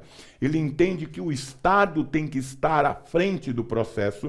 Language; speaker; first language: Portuguese; native; Portuguese